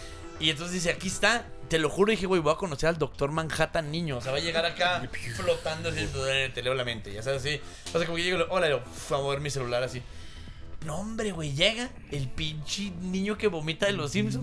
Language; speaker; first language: Spanish; native; Spanish